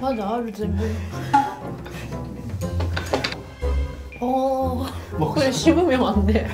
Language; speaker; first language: Korean; non-native, fluent; Japanese